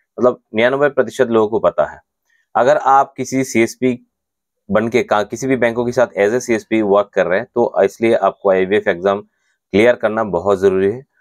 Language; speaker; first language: Hindi; non-native, local second language; Bangla